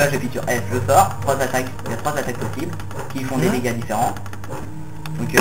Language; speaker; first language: French; native; French